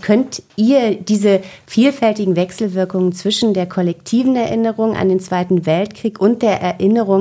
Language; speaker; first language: German; native; German